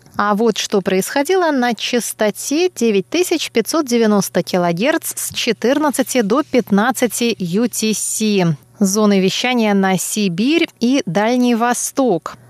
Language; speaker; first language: Russian; non-native, fluent; Chinese